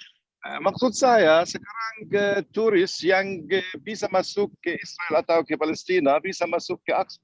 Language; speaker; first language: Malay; non-native, fluent; Arabic